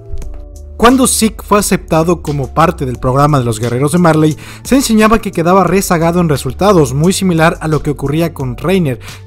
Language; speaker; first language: Spanish; native; Spanish